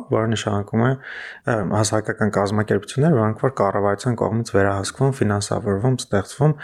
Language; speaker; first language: Armenian; native; Armenian